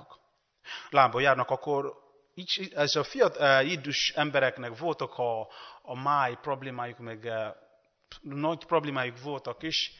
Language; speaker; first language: Hungarian; non-native, learner; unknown